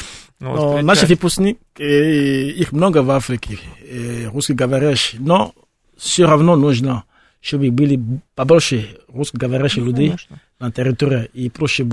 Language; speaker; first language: Russian; non-native, fluent; Fon